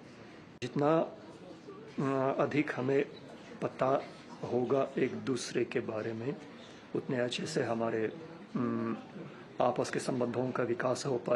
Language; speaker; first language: Hindi; non-native, fluent; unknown